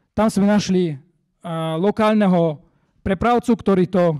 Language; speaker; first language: Slovak; non-native, fluent; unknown